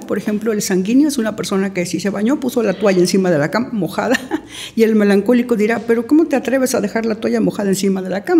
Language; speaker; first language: Spanish; native; Spanish